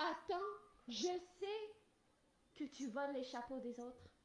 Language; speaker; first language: French; non-native, fluent; English